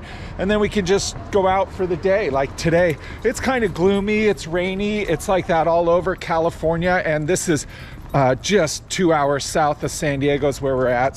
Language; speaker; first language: English; native; English